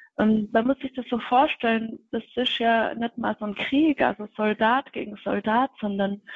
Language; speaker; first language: German; non-native, fluent; Kinyarwanda